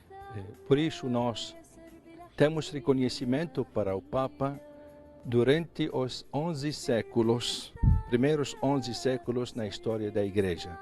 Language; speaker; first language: Portuguese; non-native, fluent; Arabic